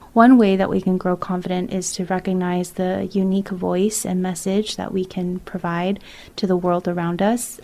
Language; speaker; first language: English; early bilingual, other home language; Chinese